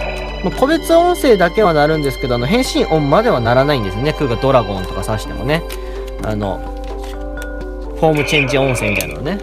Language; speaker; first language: Japanese; native; Japanese